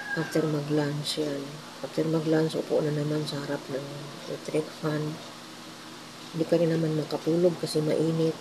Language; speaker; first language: Filipino; native; Filipino